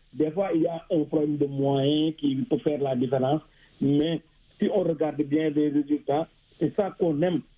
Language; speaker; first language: French; non-native, local second language; Wolof